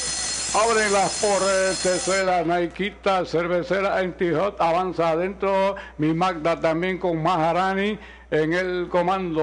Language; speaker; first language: Spanish; native; Spanish